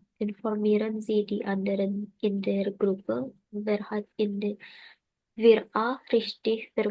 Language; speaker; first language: German; non-native, learner; Indonesian